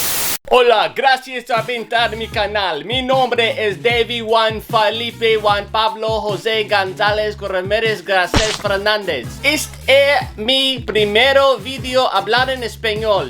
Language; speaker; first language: Spanish; non-native, learner; English